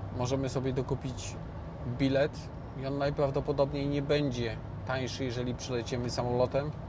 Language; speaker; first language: Polish; native; Polish